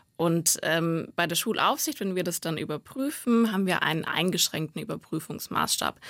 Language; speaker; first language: German; native; German